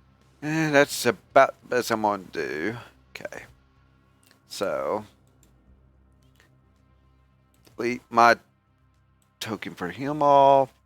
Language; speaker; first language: English; native; English